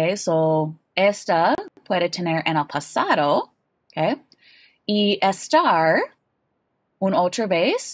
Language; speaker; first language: Spanish; non-native, learner; English